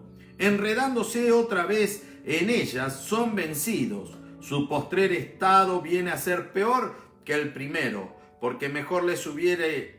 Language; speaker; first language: Spanish; native; Spanish